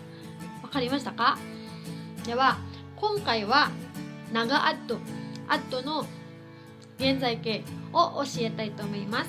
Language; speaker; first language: Japanese; non-native, fluent; Cebuano